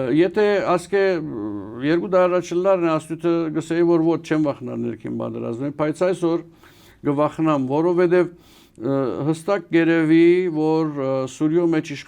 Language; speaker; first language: Armenian; early bilingual, heritage; Armenian